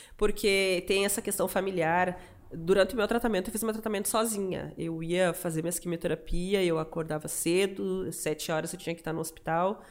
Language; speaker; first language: Portuguese; native; Portuguese